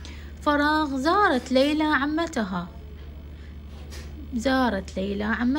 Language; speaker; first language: Arabic; native; Arabic